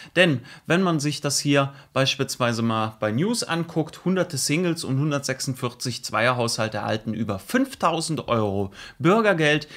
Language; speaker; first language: German; native; German